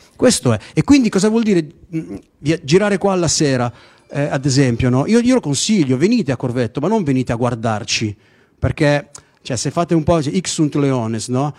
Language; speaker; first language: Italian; native; Italian